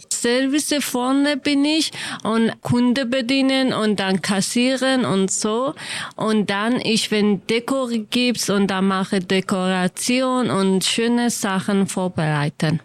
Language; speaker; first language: German; non-native, learner; Kurdish